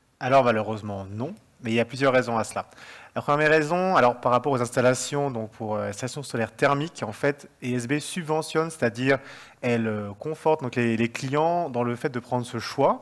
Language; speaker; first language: French; native; French